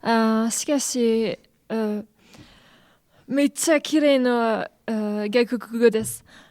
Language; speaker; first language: Japanese; non-native, learner; French